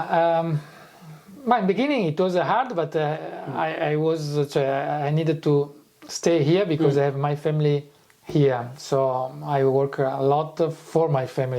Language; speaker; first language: English; non-native, fluent; Italian